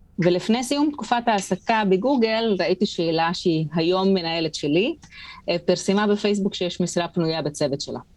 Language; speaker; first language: Hebrew; non-native, local second language; Arabic